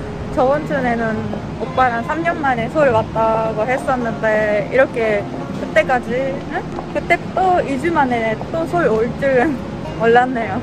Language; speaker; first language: Korean; non-native, fluent; Japanese